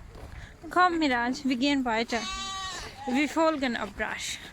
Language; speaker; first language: German; non-native, learner; Urdu